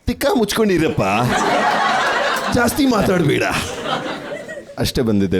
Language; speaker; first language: Kannada; non-native, learner; Punjabi